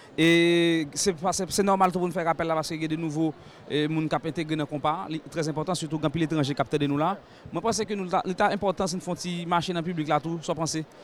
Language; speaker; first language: French; non-native, local second language; Haitian Creole